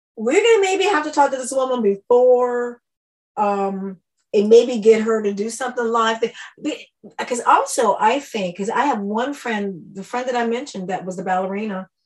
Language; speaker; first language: English; native; English